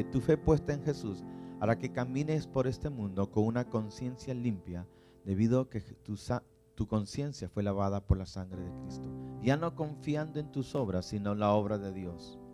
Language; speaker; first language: Spanish; native; Spanish